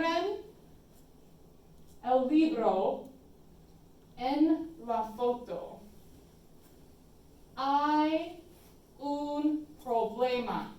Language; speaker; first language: Spanish; non-native, fluent; English